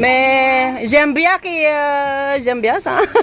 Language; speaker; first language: French; non-native, learner; Iloko